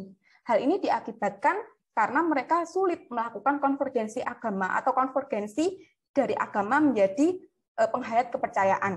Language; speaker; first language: Indonesian; native; Indonesian